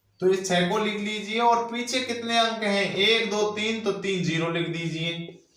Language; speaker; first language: Hindi; native; Hindi